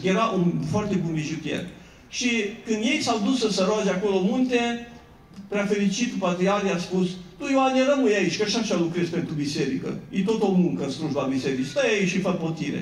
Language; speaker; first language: Romanian; native; Romanian